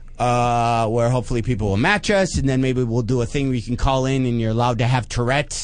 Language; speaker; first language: English; native; English